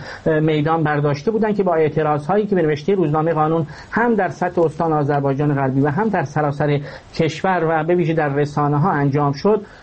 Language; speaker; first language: Persian; native; Persian